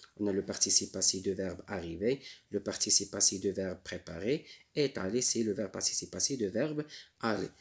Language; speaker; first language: French; non-native, local second language; Arabic